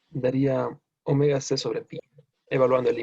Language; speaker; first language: Spanish; native; Spanish